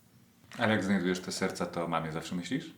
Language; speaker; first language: Polish; native; Polish